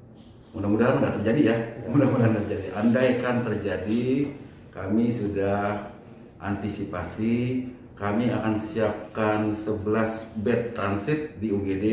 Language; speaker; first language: Indonesian; native; Indonesian